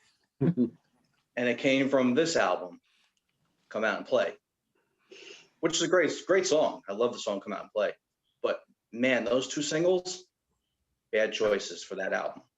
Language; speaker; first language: English; native; English